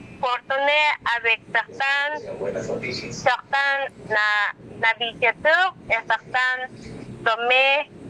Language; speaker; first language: French; non-native, learner; Spanish